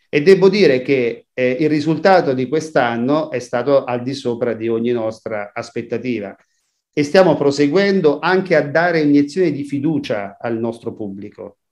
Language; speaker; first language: Italian; native; Italian